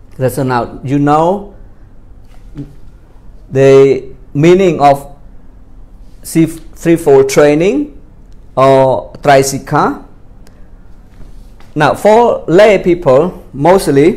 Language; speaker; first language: English; non-native, fluent; Khmer